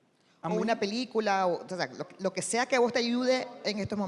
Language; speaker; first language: Spanish; native; Spanish